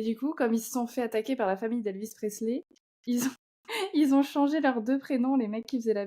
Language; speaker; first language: French; native; French